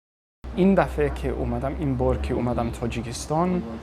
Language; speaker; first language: Persian; non-native, fluent; English